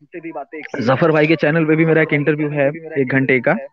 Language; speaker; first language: Hindi; non-native, local second language; Urdu